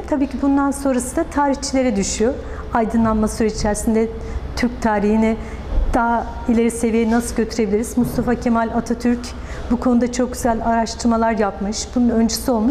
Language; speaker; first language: Turkish; native; Turkish